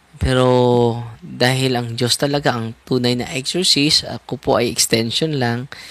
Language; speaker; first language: Filipino; non-native, local second language; Cebuano